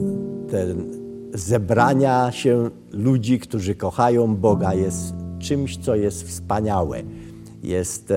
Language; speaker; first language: Polish; early bilingual, other home language; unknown